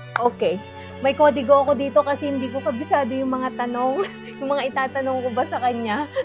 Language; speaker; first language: Filipino; native; Filipino